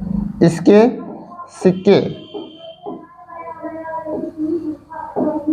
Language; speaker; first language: Hindi; native; Hindi